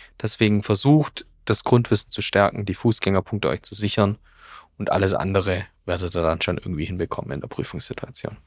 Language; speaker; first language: German; native; German